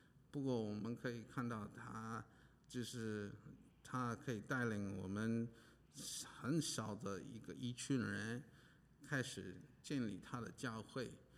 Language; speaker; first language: Chinese; non-native, fluent; English